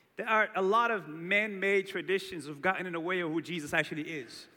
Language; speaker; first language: English; early bilingual, other home language; Portuguese